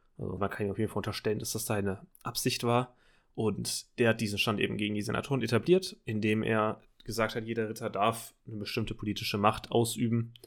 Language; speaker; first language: German; native; German